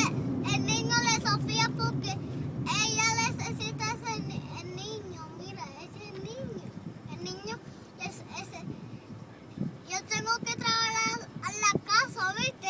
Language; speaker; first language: Spanish; early bilingual, heritage; Spanish